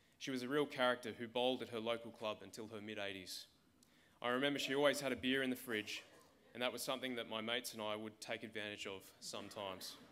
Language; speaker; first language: English; native; English